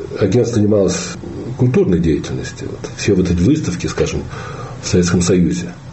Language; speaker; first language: Russian; native; Russian